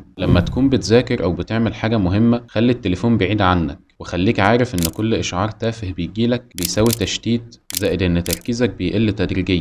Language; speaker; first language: Arabic; native; Arabic